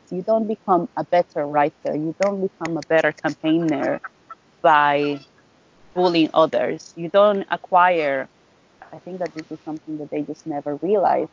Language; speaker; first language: English; non-native, fluent; Spanish